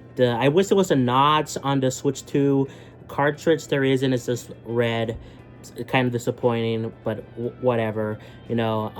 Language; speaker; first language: English; native; English